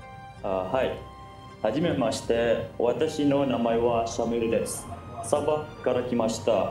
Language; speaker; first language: Japanese; non-native, learner; Malay